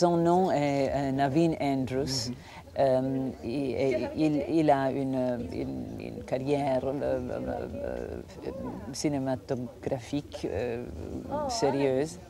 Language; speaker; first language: French; non-native, fluent; Croatian